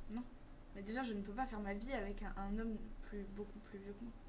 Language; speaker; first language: French; native; French